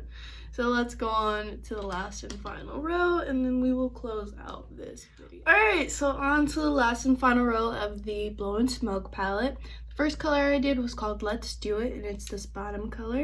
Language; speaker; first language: English; native; English